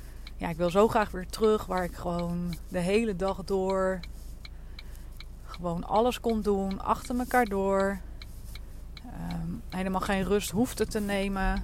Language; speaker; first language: Dutch; native; Dutch